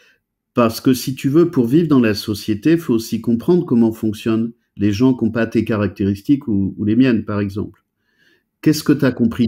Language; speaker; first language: French; native; French